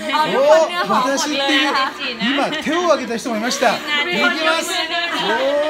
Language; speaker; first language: Japanese; native; Japanese